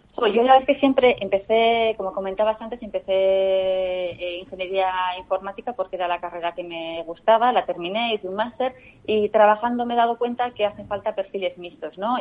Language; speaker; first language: Spanish; native; Spanish